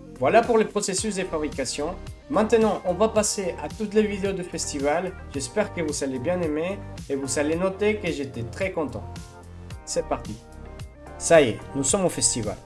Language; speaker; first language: French; non-native, fluent; Spanish